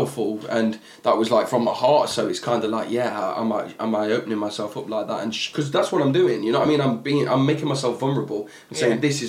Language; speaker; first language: English; native; English